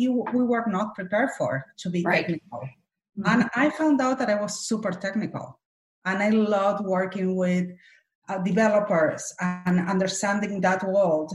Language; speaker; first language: English; non-native, fluent; Spanish